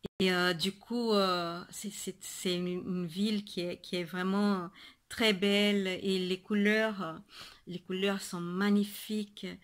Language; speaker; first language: French; non-native, fluent; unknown